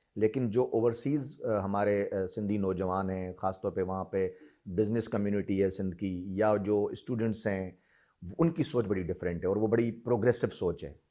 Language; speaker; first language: Urdu; non-native, local second language; Sindhi